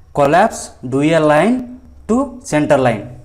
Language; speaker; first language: English; non-native, local second language; Telugu